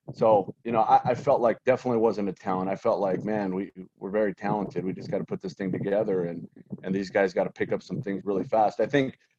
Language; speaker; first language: English; native; English